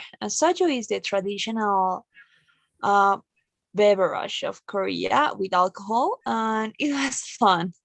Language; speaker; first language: English; non-native, learner; Spanish